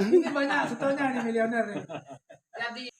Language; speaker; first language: Indonesian; native; Indonesian